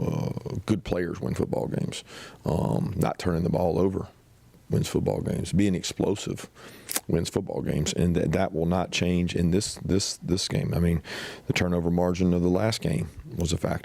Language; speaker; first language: English; native; English